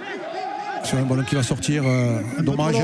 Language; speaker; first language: French; native; French